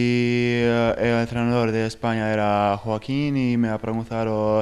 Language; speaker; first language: Spanish; non-native, fluent; Bosnian